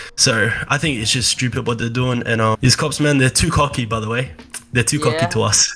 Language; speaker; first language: English; native; English